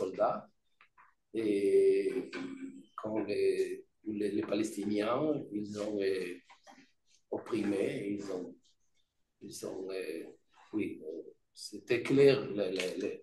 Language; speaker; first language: French; non-native, fluent; Hebrew